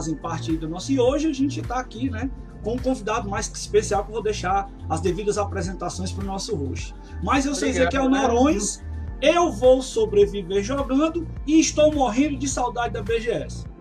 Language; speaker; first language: Portuguese; native; Portuguese